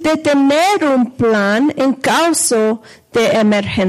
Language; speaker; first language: Spanish; non-native, fluent; English